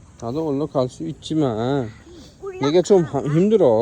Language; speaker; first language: Korean; non-native, learner; Uzbek